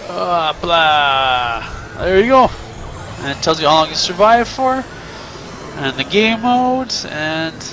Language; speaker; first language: English; native; English